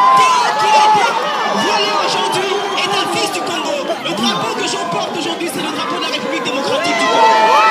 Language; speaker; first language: French; non-native, local second language; Lingala